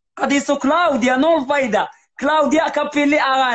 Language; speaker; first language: Italian; non-native, learner; Arabic